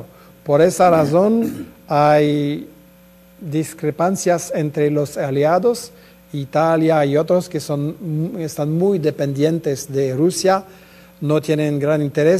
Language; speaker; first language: Spanish; non-native, fluent; French